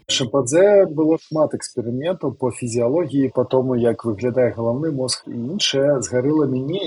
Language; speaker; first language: Belarusian; non-native, local second language; Russian